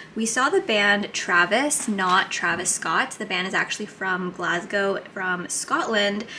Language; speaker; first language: English; native; English